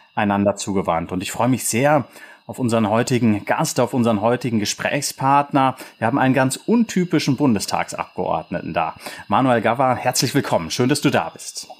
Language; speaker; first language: German; native; German